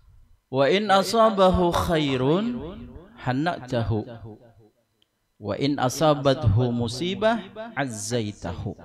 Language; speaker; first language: Indonesian; non-native, local second language; Banjar